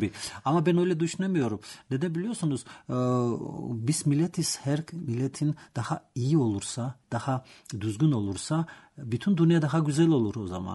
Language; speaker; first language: Turkish; non-native, learner; Georgian